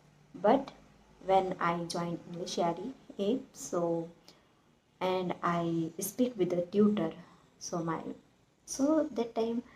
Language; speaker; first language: English; non-native, learner; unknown